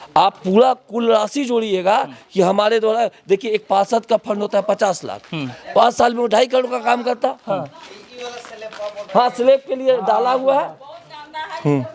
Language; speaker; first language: Hindi; native; Hindi